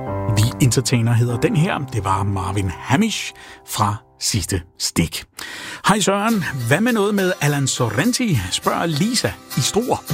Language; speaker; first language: Danish; native; Danish